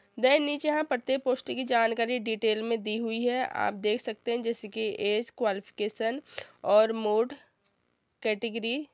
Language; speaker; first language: Hindi; native; Hindi